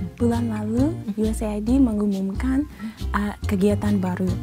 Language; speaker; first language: Indonesian; non-native, fluent; English